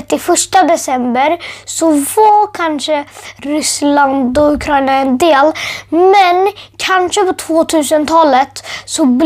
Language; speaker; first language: Swedish; early bilingual, other home language; Urdu